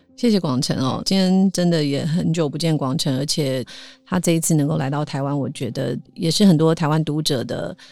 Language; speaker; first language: Chinese; native; Chinese